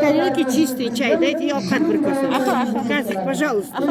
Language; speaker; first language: Russian; non-native, local second language; Uzbek